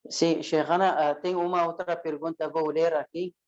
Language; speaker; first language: Portuguese; non-native, fluent; Arabic